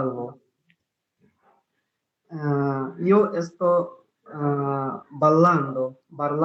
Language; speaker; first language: Italian; non-native, learner; Bangla